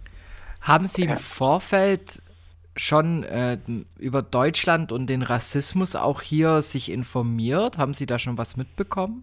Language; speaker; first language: German; native; German